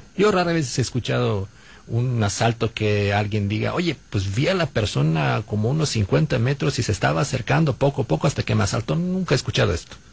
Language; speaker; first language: Spanish; non-native, fluent; Serbian